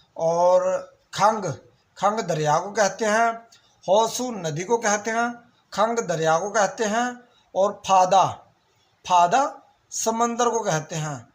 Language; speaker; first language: Urdu; native; Urdu